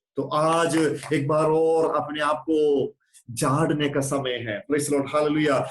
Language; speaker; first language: Hindi; non-native, local second language; Malayalam